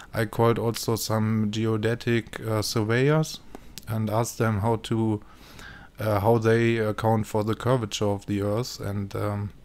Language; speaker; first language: English; non-native, fluent; German